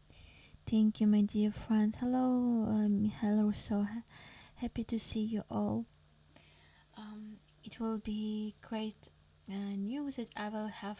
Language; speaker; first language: English; non-native, learner; Crimean Tatar